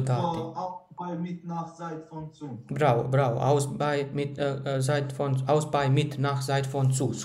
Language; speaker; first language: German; non-native, fluent; Bosnian